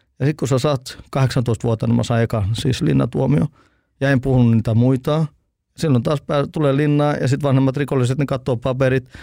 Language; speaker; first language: Finnish; early bilingual, heritage; Finnish